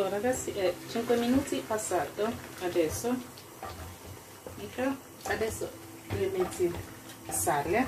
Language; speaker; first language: Italian; non-native, learner; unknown